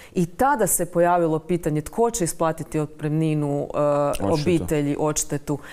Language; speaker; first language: Croatian; native; Croatian